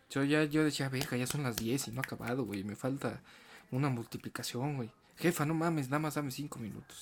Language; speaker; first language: Spanish; native; Spanish